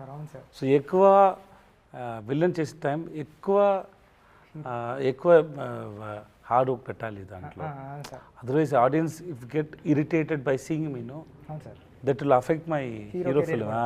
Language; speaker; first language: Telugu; non-native, learner; Tamil